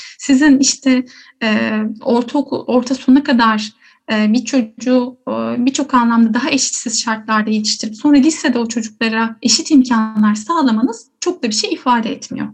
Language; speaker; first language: Turkish; native; Turkish